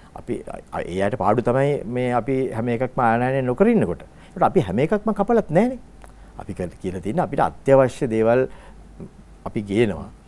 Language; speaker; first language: Sinhala; native; Sinhala